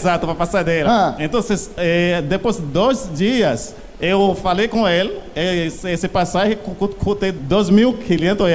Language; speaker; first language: Portuguese; non-native, learner; Haitian Creole